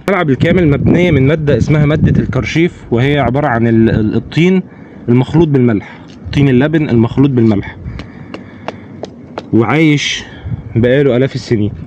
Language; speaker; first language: Arabic; native; Arabic